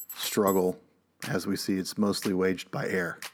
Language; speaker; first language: English; native; English